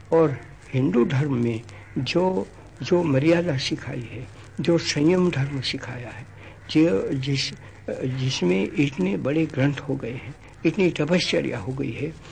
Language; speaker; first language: Hindi; non-native, local second language; Gujarati